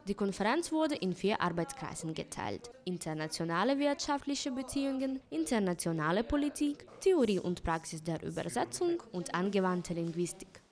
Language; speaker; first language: German; non-native, fluent; Ukrainian